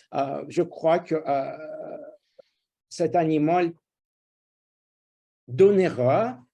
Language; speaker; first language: French; non-native, fluent; Russian